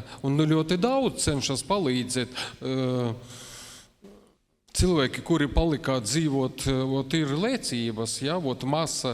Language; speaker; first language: Latvian; non-native, local second language; Russian